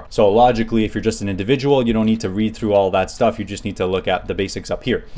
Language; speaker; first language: English; native; English